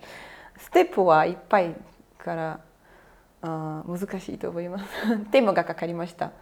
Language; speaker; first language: Japanese; non-native, learner; Portuguese